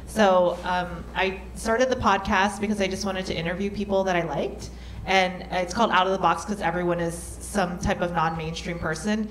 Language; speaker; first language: English; native; English